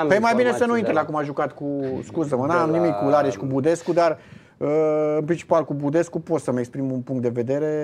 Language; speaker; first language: Romanian; native; Romanian